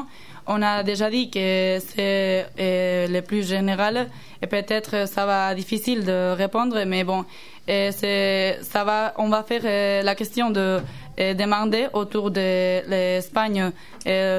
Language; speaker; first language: French; non-native, learner; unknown